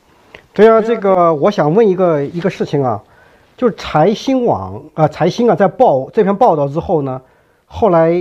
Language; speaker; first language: Chinese; native; Chinese